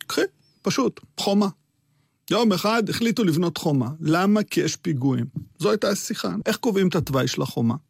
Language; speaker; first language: Hebrew; early bilingual, other home language; Arabic